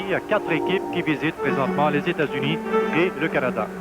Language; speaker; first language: French; native; French